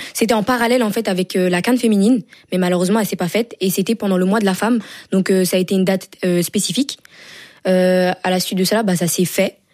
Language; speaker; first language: French; early bilingual, other home language; Wolof